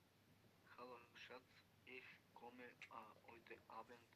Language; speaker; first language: German; non-native, learner; Macedonian